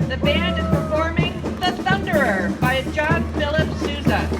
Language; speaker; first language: English; native; English